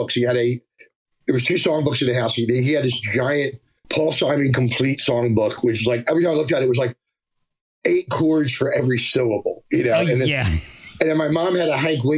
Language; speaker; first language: English; native; English